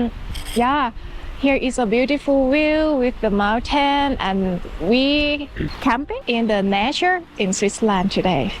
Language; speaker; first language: English; non-native, learner; Thai